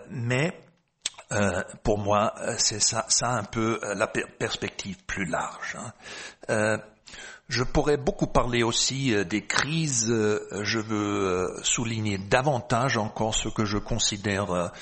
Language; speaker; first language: French; non-native, fluent; German